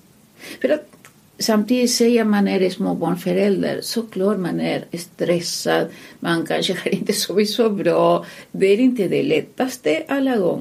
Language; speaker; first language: Swedish; non-native, fluent; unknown